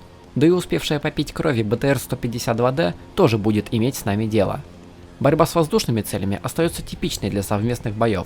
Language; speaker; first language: Russian; native; Russian